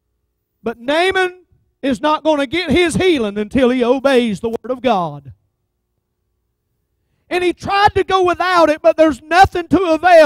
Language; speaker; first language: English; native; English